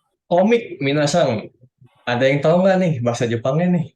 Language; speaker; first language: Indonesian; native; Indonesian